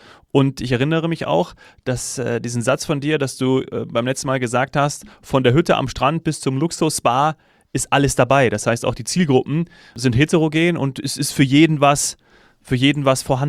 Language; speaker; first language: German; native; German